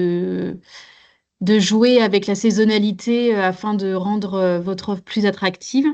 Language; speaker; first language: French; native; French